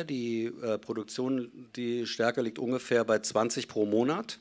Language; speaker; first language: German; native; German